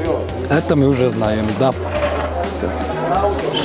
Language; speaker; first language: Russian; non-native, learner; Latvian